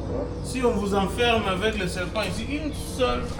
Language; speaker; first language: French; non-native, local second language; Swahili